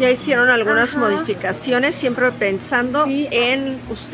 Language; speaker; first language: Spanish; native; Spanish